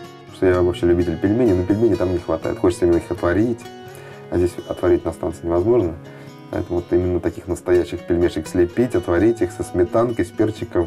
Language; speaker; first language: Russian; native; Russian